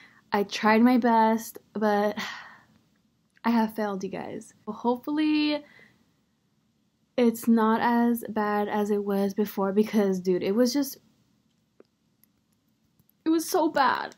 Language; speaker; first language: English; early bilingual, other home language; Spanish